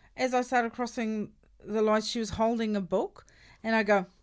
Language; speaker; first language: English; non-native, local second language; Afrikaans